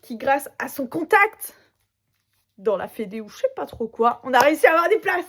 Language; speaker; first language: French; native; French